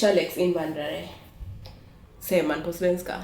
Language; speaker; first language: Swedish; non-native, fluent; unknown